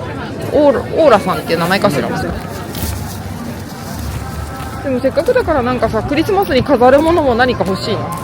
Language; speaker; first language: Japanese; native; Japanese